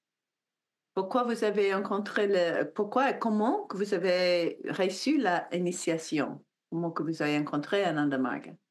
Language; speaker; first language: French; non-native, learner; Spanish